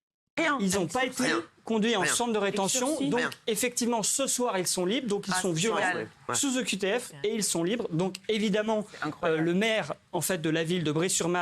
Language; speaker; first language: French; native; French